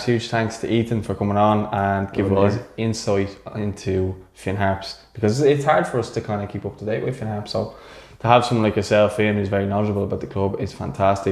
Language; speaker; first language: English; native; English